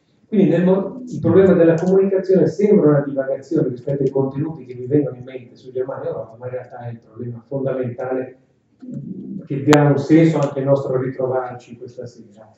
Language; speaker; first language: Italian; native; Italian